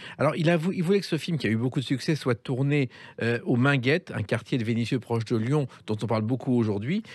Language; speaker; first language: French; native; French